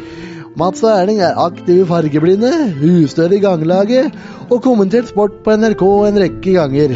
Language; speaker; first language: Norwegian; native; Norwegian